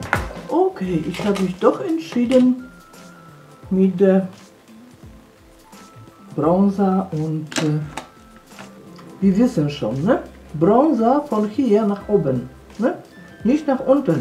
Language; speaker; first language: German; non-native, fluent; Polish